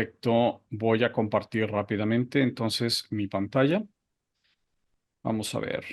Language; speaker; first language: Spanish; native; Spanish